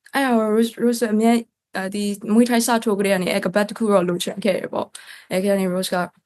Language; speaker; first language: Burmese; non-native, local second language; Kachin